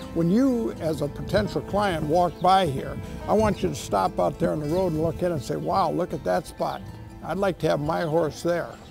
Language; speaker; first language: English; native; English